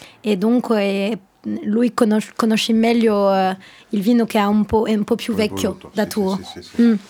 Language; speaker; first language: Italian; non-native, learner; French